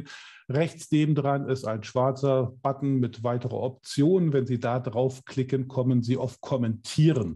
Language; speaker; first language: German; native; German